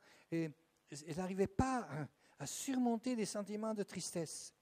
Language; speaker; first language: French; native; French